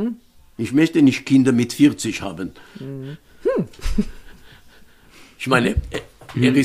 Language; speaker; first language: German; non-native, fluent; Hebrew